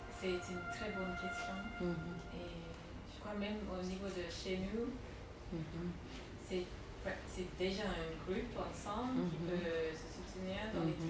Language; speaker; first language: French; non-native, learner; English